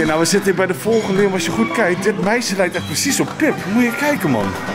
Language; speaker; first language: Dutch; native; Dutch